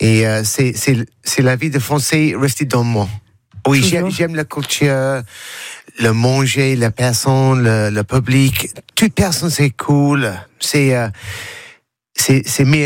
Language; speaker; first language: French; non-native, learner; English